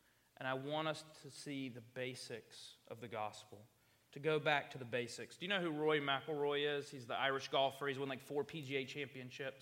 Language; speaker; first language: English; native; English